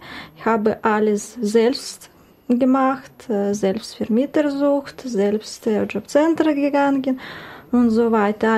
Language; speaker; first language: German; non-native, learner; Russian